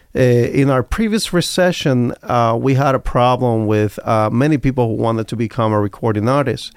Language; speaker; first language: English; non-native, fluent; Spanish